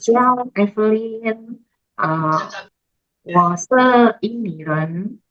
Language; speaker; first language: Chinese; non-native, learner; Indonesian